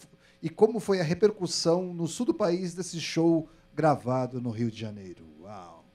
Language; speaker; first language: Portuguese; native; Portuguese